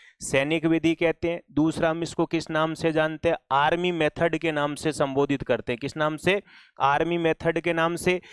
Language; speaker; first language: Hindi; native; Hindi